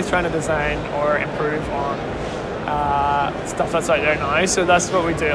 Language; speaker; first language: English; native; English